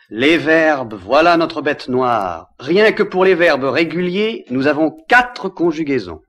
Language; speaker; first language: French; native; French